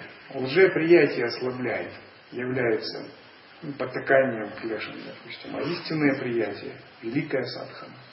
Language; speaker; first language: Russian; native; Russian